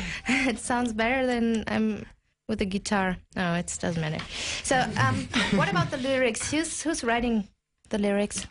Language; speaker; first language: English; non-native, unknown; German